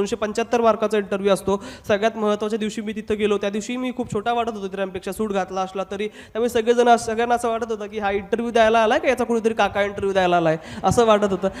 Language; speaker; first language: Marathi; non-native, local second language; Hindi